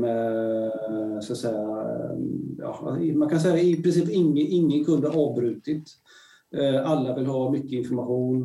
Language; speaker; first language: Swedish; native; Swedish